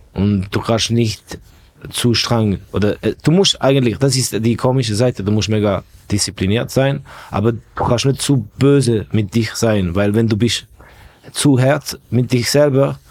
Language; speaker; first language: German; non-native, fluent; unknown